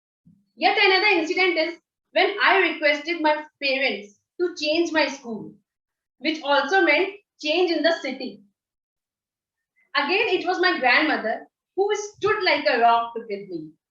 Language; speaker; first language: English; non-native, local second language; Hindi